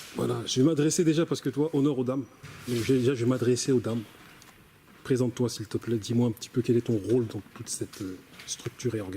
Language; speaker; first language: French; native; French